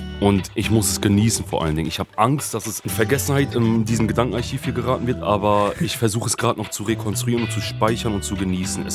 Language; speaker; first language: German; early bilingual, other home language; Kurdish